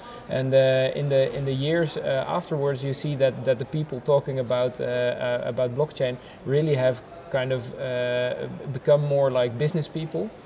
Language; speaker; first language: English; non-native, fluent; Dutch